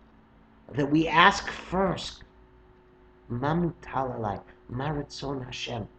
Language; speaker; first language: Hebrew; non-native, fluent; English